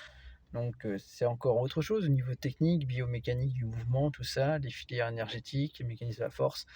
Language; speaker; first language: French; native; French